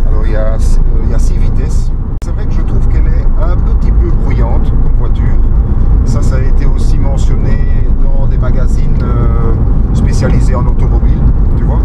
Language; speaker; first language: French; native; French